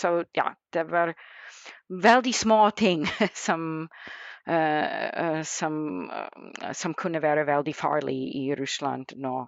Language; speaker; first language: Norwegian; non-native, fluent; English